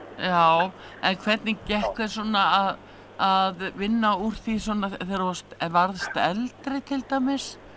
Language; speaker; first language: Icelandic; native; Icelandic